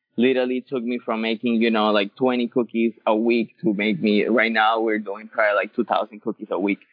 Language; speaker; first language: English; early bilingual, other home language; Spanish